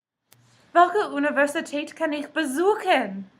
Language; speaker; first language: German; non-native, learner; English